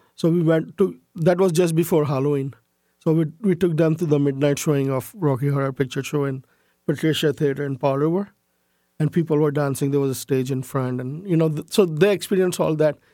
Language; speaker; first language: English; non-native, local second language; Urdu